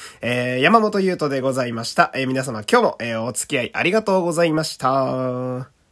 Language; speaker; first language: Japanese; native; Japanese